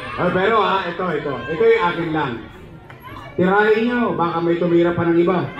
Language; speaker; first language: Filipino; native; Filipino